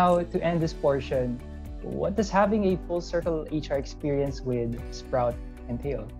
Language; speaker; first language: English; non-native, local second language; Filipino